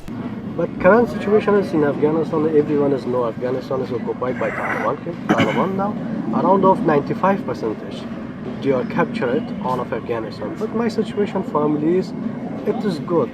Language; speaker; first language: English; non-native, learner; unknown